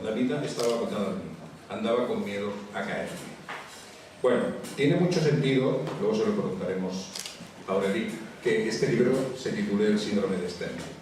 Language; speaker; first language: Spanish; native; Spanish